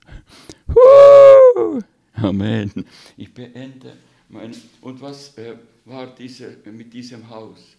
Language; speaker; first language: German; non-native, fluent; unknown